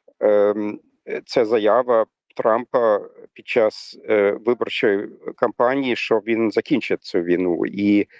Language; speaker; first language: Ukrainian; non-native, fluent; German